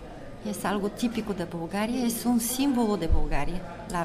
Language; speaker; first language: Spanish; non-native, learner; Bulgarian